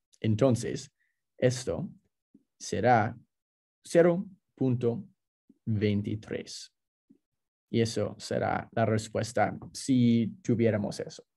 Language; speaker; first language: Spanish; non-native, fluent; English